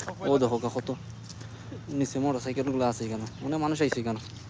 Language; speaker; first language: Bangla; native; Bangla